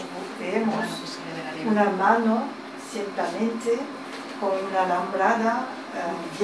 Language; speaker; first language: Spanish; early bilingual, heritage; French